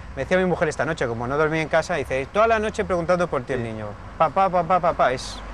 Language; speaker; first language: Spanish; native; Spanish